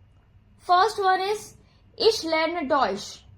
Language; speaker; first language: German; non-native, fluent; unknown